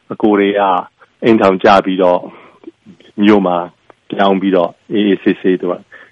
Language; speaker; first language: Burmese; non-native, local second language; Chinese